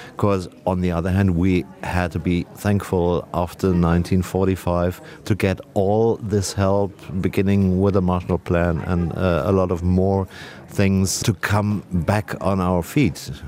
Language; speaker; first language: English; non-native, fluent; German